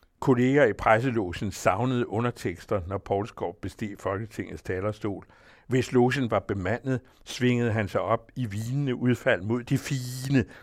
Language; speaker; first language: Danish; native; Danish